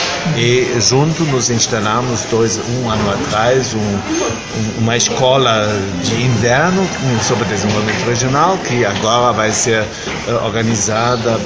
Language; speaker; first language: Portuguese; non-native, fluent; German